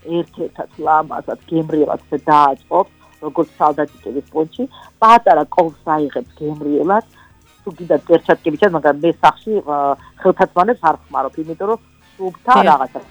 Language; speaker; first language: Georgian; non-native, local second language; Armenian